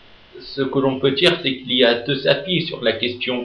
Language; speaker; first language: French; native; French